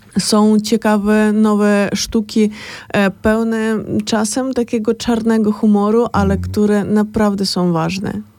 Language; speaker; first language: Polish; non-native, fluent; Ukrainian